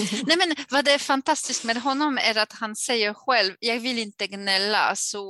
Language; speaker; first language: Swedish; non-native, fluent; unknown